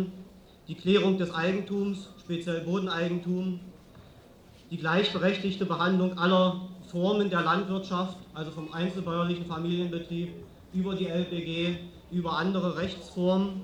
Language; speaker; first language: German; native; German